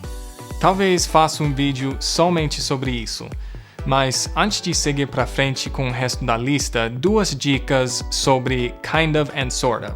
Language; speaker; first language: Portuguese; non-native, fluent; English